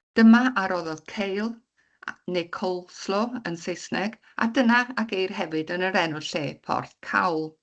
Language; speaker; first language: Welsh; native; Welsh